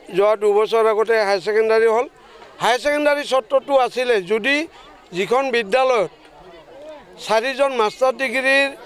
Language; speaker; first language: Assamese; native; Assamese